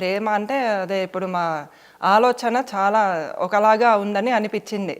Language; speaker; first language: Telugu; non-native, fluent; Finnish